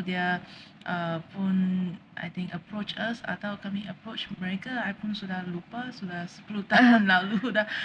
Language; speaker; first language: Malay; non-native, local second language; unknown